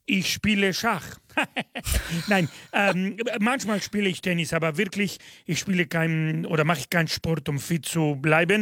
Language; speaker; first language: German; non-native, fluent; Spanish